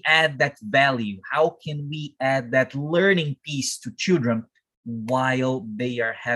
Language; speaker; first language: English; non-native, fluent; Portuguese